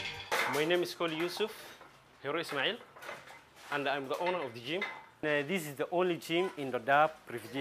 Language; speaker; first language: English; non-native, local second language; Somali